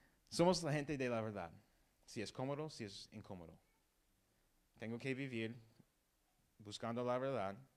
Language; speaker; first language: Spanish; non-native, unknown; English